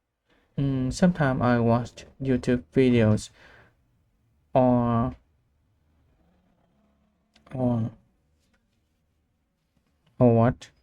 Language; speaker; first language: English; non-native, learner; Vietnamese